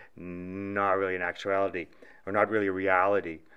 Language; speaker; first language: English; native; English